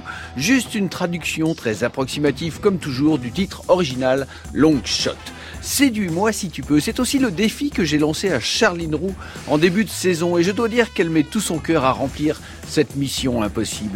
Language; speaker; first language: French; native; French